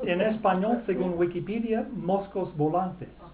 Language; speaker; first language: Spanish; non-native, fluent; English